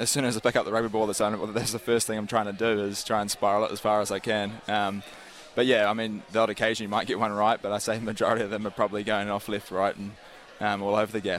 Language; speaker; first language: English; native; English